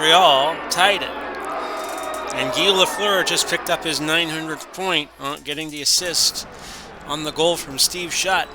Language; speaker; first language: English; native; English